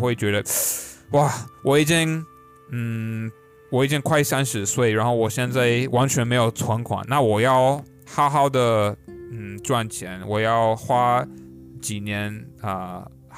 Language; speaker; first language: Chinese; non-native, fluent; English